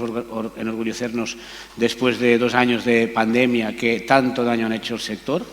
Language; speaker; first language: Spanish; native; Spanish